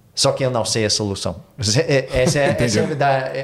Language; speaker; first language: Portuguese; non-native, fluent; English